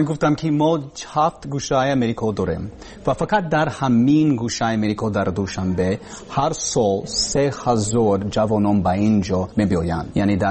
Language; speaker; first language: Persian; non-native, learner; English